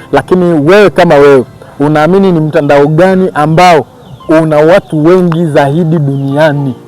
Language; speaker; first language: Swahili; native; Swahili